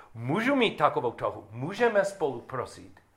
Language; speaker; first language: Czech; non-native, learner; English